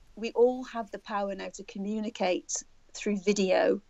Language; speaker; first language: English; native; English